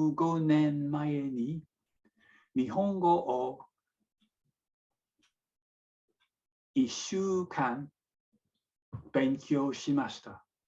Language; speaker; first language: Japanese; non-native, learner; English